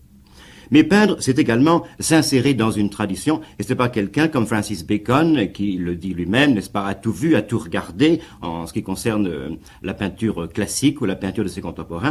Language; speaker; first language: French; native; French